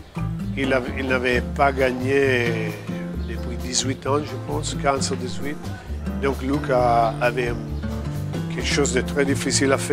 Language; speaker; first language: French; non-native, fluent; Italian